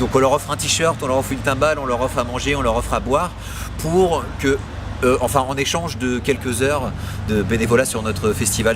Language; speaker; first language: French; native; French